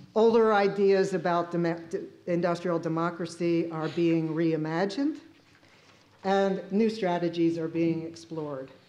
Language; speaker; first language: English; native; English